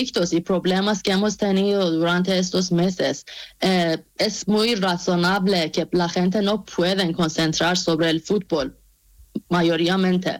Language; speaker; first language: Spanish; non-native, fluent; Persian